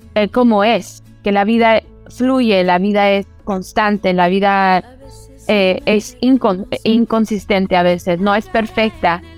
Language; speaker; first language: Spanish; early bilingual, heritage; Spanish